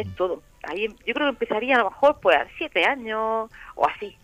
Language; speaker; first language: Spanish; native; Spanish